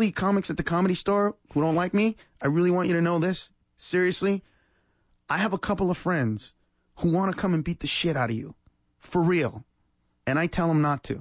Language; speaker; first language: English; native; English